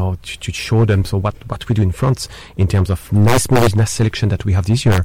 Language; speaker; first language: English; non-native, fluent; French